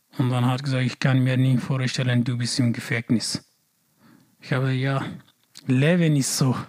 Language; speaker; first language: German; non-native, learner; Persian